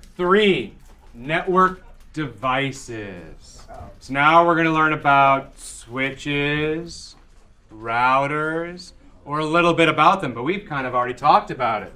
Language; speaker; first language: English; native; English